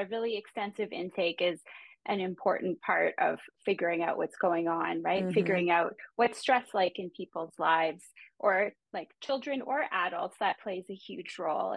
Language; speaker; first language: English; native; English